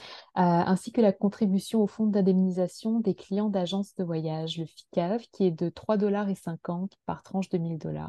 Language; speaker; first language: French; native; French